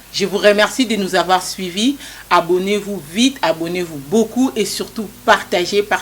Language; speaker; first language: French; non-native, local second language; Lingala